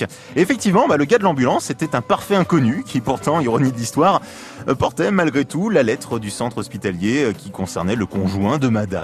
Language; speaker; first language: French; native; French